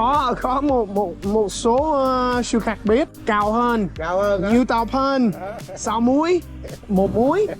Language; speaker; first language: Vietnamese; non-native, learner; English